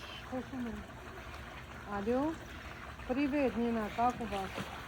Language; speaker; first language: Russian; non-native, fluent; Armenian